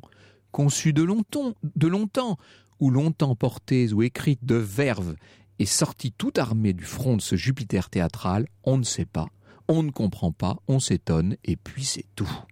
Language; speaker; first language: French; native; French